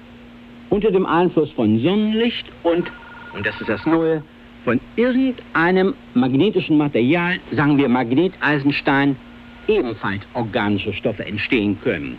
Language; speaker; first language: German; native; German